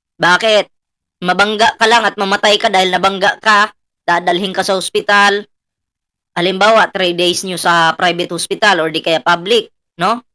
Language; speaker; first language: Filipino; non-native, local second language; Cebuano